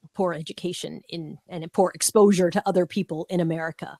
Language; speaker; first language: English; native; English